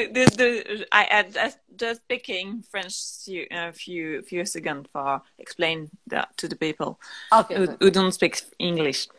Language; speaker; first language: English; non-native, learner; French